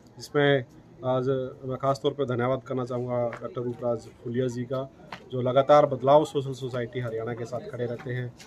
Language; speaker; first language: Hindi; native; Hindi